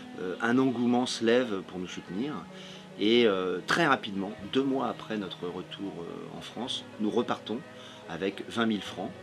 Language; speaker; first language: French; native; French